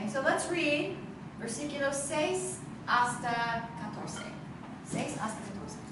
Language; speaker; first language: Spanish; non-native, learner; English